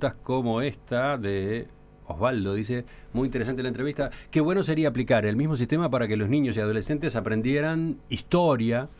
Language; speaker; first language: Spanish; native; Spanish